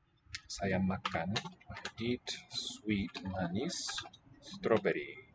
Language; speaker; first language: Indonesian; non-native, learner; English